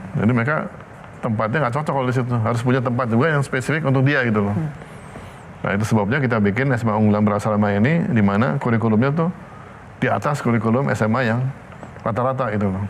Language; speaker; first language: Indonesian; native; Indonesian